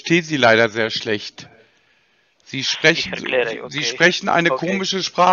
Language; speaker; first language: German; native; German